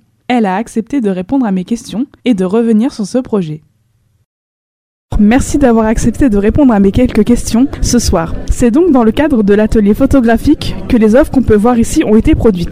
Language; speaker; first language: French; native; French